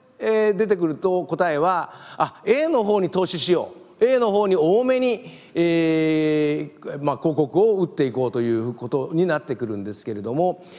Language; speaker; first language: Japanese; native; Japanese